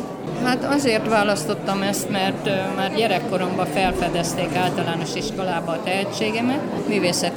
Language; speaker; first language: Hungarian; native; Hungarian